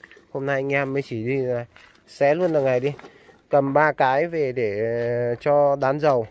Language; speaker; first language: Vietnamese; native; Vietnamese